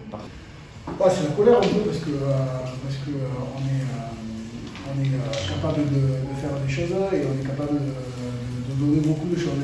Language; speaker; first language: French; native; French